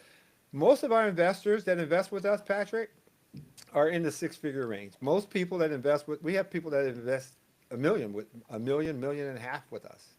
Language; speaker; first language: English; native; English